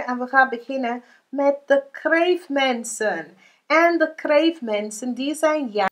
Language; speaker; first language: Dutch; non-native, learner; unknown